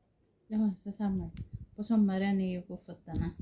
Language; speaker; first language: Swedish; non-native, fluent; Filipino